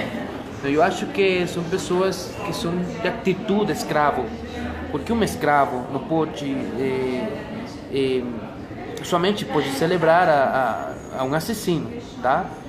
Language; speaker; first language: Portuguese; non-native, fluent; Spanish